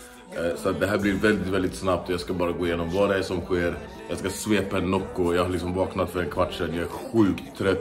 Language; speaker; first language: Swedish; native; Swedish